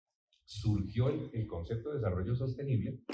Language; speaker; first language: Spanish; native; Spanish